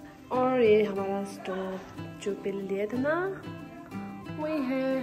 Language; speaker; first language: Hindi; non-native, local second language; Tibetan